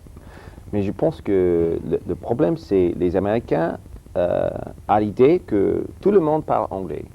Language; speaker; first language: French; early bilingual, heritage; English